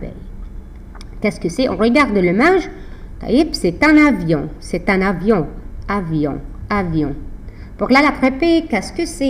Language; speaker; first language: French; non-native, fluent; Arabic